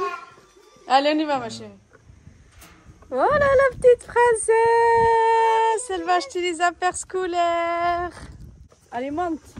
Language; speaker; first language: French; native; French